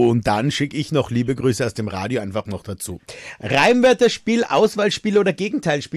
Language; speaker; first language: German; native; German